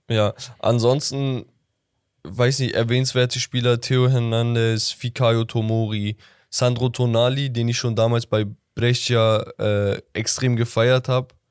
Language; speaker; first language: German; native; German